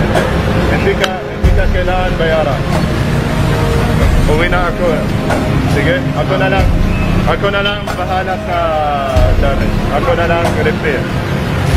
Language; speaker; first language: Filipino; non-native, learner; Arabic